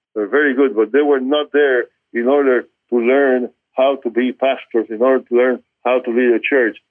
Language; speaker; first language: English; non-native, fluent; Spanish